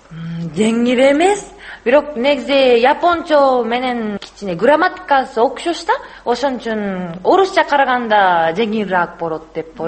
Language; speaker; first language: Kyrgyz; non-native, learner; Japanese